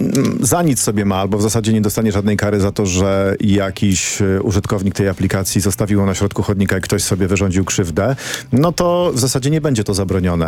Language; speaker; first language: Polish; native; Polish